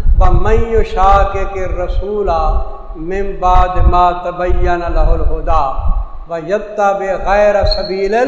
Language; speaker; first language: Urdu; non-native, local second language; Saraiki